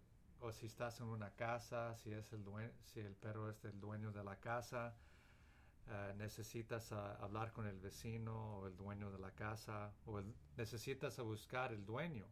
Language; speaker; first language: Spanish; early bilingual, heritage; Spanish